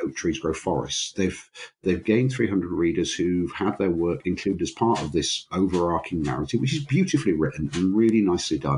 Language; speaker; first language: English; native; English